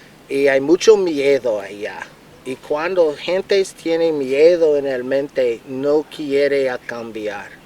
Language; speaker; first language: Spanish; non-native, learner; English